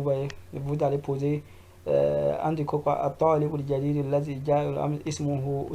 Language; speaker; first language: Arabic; non-native, fluent; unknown